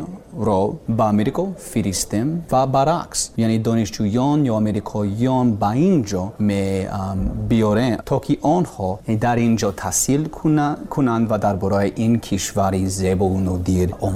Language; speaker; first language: Persian; non-native, learner; English